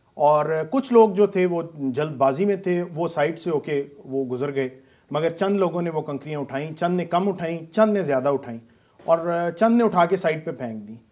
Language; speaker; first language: Urdu; native; Urdu